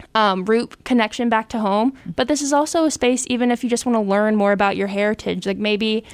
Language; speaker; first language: English; native; English